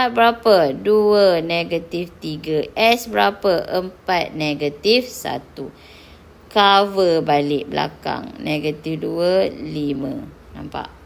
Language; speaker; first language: Malay; native; Malay